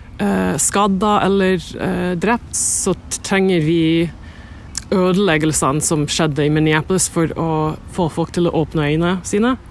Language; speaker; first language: Norwegian; non-native, fluent; English